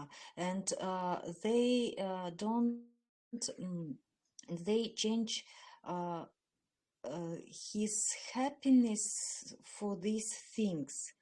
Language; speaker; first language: English; non-native, learner; Russian